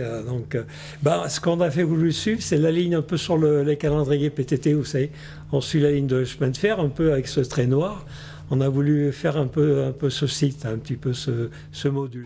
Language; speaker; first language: French; native; French